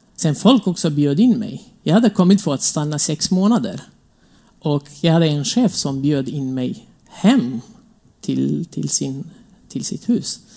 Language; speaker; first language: Swedish; non-native, fluent; Kurdish